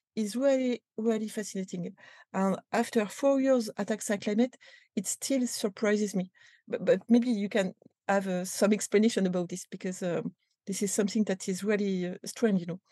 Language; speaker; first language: English; non-native, fluent; French